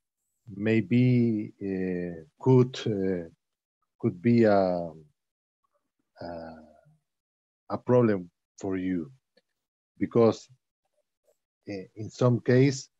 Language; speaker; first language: English; non-native, learner; Spanish